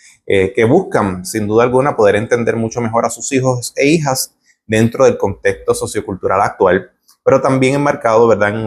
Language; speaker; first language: Spanish; native; Spanish